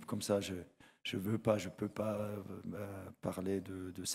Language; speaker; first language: French; non-native, fluent; German